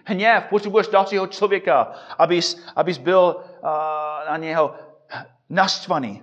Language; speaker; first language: Czech; non-native, fluent; English